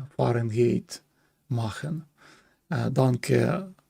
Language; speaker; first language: German; non-native, learner; Ukrainian